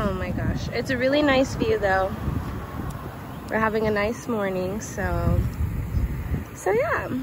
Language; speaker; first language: English; native; English